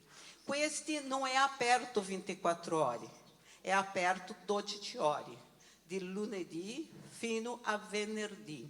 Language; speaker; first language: Italian; non-native, learner; Portuguese